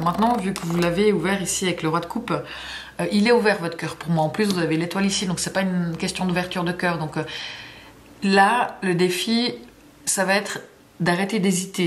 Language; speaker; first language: French; native; French